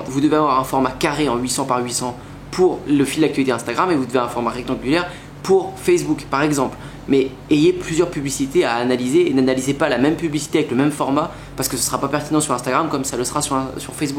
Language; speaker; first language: French; native; French